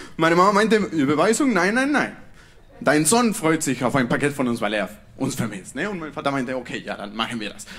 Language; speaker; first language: German; non-native, fluent; Spanish